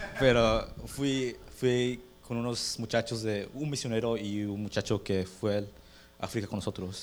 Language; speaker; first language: Spanish; early bilingual, heritage; Spanish